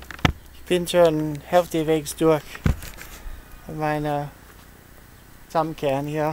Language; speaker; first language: German; early bilingual, heritage; English